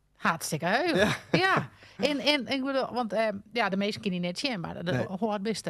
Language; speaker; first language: Dutch; non-native, local second language; Western Frisian